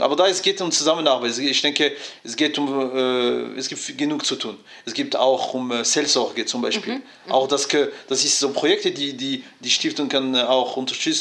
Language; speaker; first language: German; non-native, fluent; French